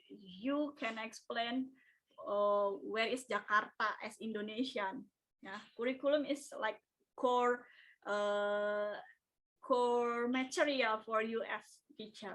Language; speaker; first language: English; non-native, local second language; Indonesian